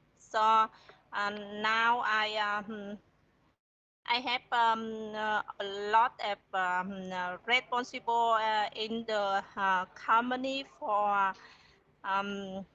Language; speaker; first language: English; non-native, learner; Vietnamese